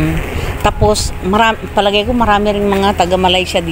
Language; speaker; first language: Filipino; native; Filipino